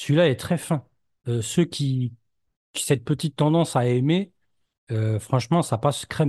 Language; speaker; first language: French; native; French